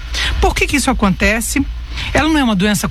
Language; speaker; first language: Portuguese; native; Portuguese